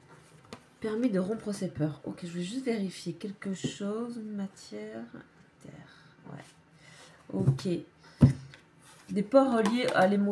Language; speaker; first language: French; native; French